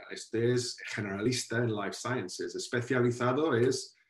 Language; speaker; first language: Spanish; non-native, fluent; Welsh